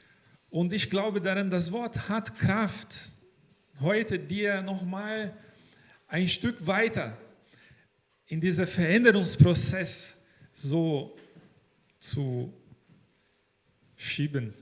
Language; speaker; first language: German; non-native, fluent; Portuguese